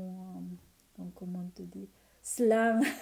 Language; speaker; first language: French; non-native, learner; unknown